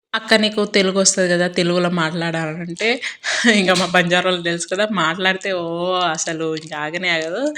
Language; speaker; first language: Telugu; non-native, local second language; Lambadi